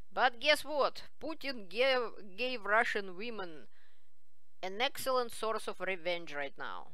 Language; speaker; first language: English; non-native, fluent; Russian